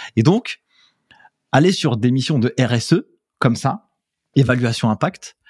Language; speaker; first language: French; native; French